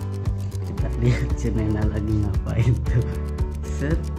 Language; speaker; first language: Indonesian; native; Indonesian